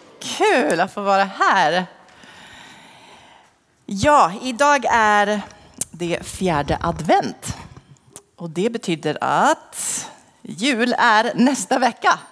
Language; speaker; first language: Swedish; non-native, fluent; English